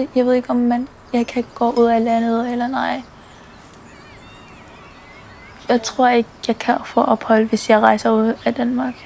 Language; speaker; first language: Danish; early bilingual, other home language; Arabic